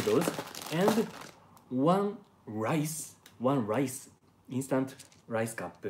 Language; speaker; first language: English; non-native, learner; Japanese